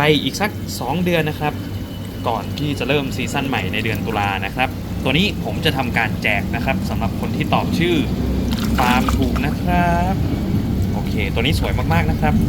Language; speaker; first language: Thai; native; Thai